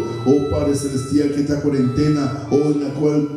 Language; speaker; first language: Spanish; native; Spanish